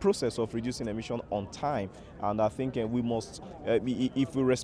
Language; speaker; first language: English; non-native, local second language; Yoruba